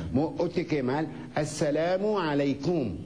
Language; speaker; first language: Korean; non-native, learner; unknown